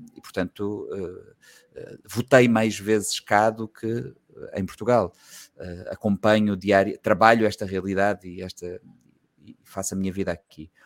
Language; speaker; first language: Portuguese; native; Portuguese